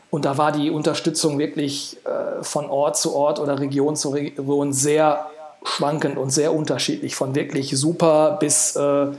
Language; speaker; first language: German; native; German